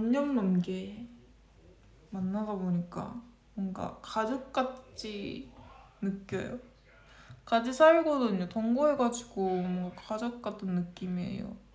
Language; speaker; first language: Korean; non-native, local second language; Japanese